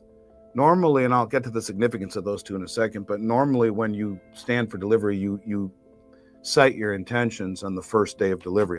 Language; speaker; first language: English; native; English